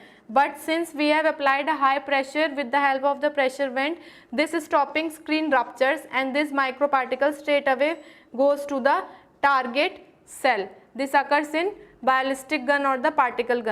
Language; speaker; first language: English; non-native, local second language; Hindi